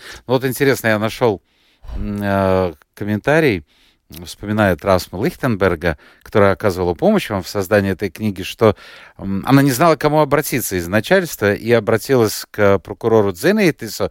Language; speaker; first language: Russian; native; Russian